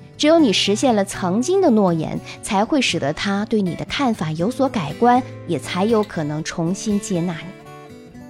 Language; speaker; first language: Chinese; native; Chinese